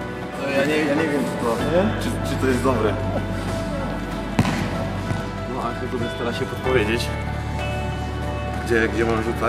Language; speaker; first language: Polish; non-native, learner; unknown